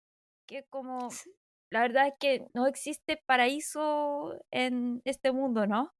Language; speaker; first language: Spanish; non-native, fluent; Korean